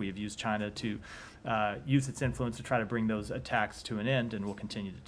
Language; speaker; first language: English; native; English